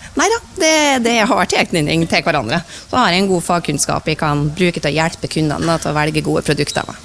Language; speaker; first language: Norwegian; native; Norwegian